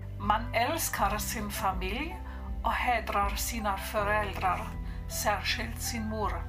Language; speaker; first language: Swedish; non-native, fluent; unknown